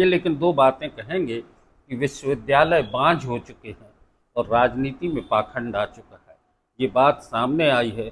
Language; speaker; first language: Hindi; native; Hindi